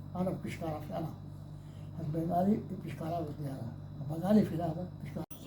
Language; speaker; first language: Arabic; non-native, learner; Urdu